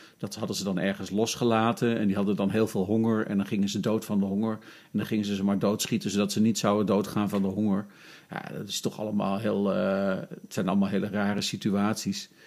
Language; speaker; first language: Dutch; native; Dutch